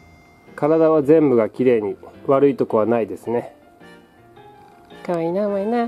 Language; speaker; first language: Japanese; native; Japanese